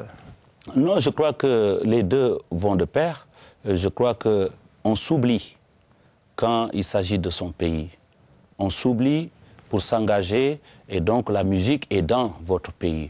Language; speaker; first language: French; non-native, local second language; Wolof